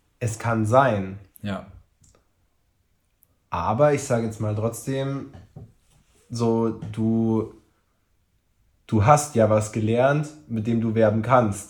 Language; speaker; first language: German; native; German